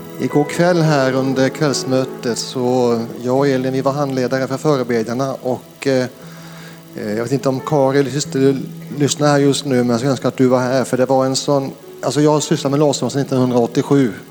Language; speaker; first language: Swedish; native; Swedish